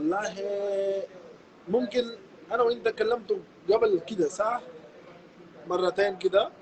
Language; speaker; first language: Arabic; non-native, learner; Pashto